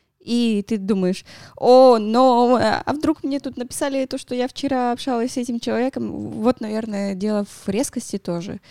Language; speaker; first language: Russian; non-native, fluent; Spanish